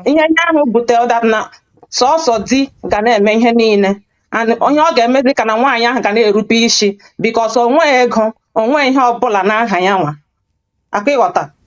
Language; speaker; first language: Igbo; early bilingual, heritage; Igbo